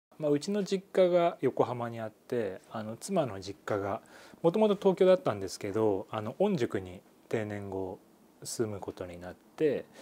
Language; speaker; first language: Japanese; native; Japanese